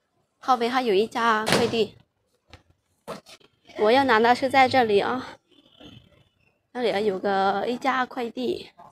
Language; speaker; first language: Chinese; non-native, fluent; Lao